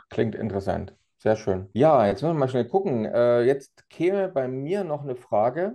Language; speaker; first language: German; native; German